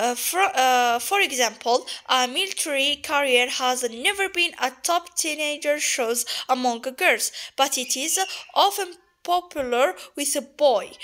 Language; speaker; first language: English; non-native, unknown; Arabic